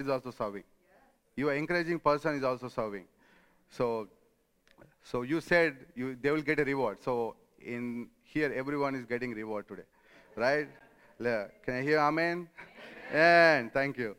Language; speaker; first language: English; non-native, local second language; Telugu